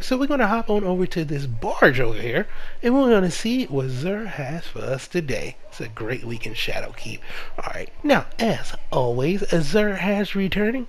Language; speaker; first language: English; native; English